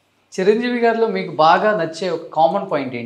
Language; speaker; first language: Telugu; native; Telugu